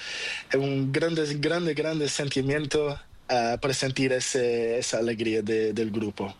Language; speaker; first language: Spanish; non-native, learner; Portuguese